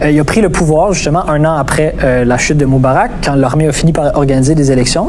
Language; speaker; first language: French; native; French